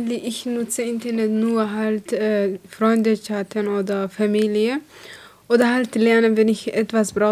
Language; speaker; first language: German; non-native, learner; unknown